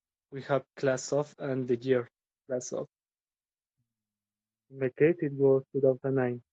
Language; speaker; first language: English; non-native, learner; Spanish